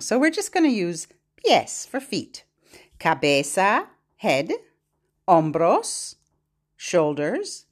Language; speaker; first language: English; native; English